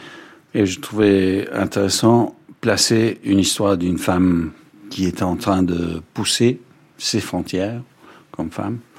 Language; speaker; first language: French; non-native, fluent; Danish